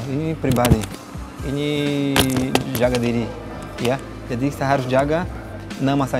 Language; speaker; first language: Indonesian; non-native, fluent; Portuguese